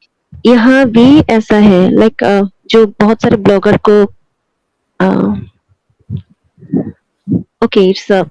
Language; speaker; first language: Hindi; non-native, local second language; Bangla